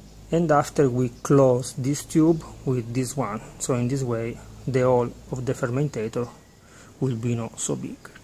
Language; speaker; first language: English; non-native, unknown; Italian